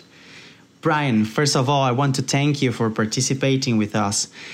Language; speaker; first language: English; non-native, fluent; Portuguese